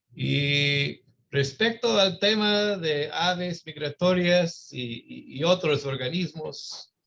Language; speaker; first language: Spanish; non-native, fluent; English